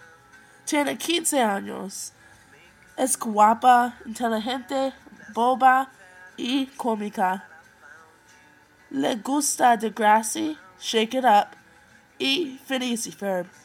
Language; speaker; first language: Spanish; non-native, learner; English